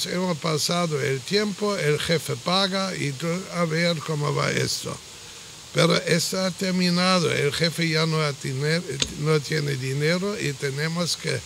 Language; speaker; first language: Spanish; non-native, fluent; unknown